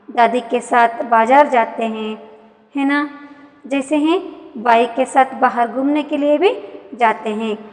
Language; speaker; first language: Hindi; non-native, local second language; Kannada